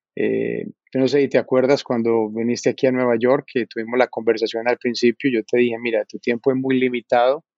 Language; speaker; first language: Spanish; native; Spanish